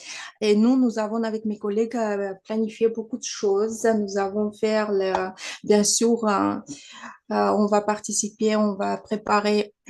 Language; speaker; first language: French; non-native, fluent; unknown